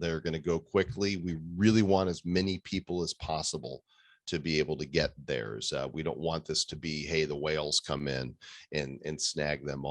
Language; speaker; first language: English; native; English